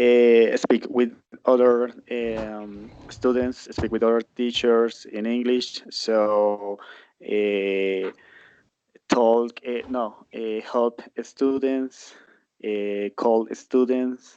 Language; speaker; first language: English; non-native, learner; Spanish